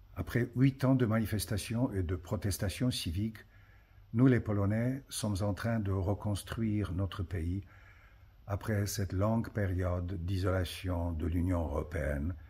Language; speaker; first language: French; early bilingual, other home language; Polish